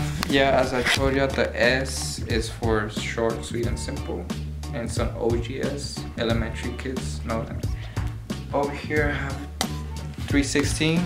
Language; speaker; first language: English; native; English